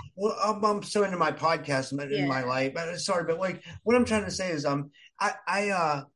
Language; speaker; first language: English; early bilingual, other home language; Arabic